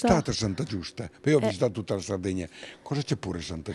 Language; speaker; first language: Italian; native; Italian